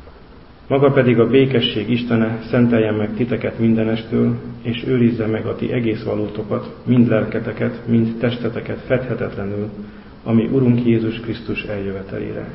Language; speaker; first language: Hungarian; native; Hungarian